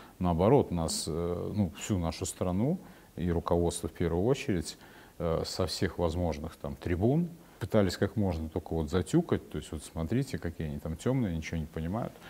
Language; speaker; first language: Russian; native; Russian